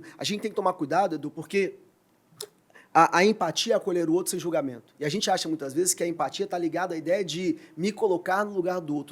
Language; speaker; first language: Portuguese; native; Portuguese